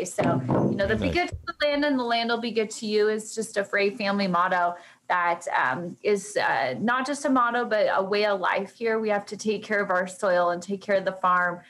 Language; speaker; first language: English; native; English